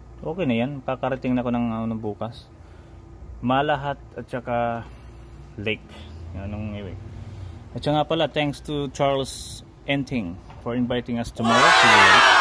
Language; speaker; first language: Filipino; non-native, local second language; Cebuano